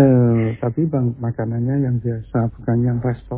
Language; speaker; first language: Indonesian; early bilingual, heritage; Chinese